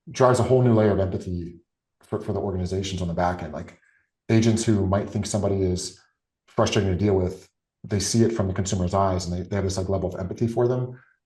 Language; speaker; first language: English; native; English